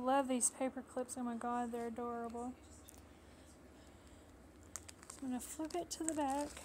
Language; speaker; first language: English; native; English